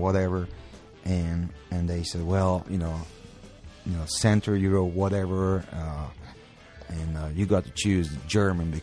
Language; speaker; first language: English; non-native, fluent; Hungarian